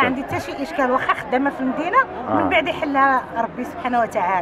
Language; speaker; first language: Arabic; native; Arabic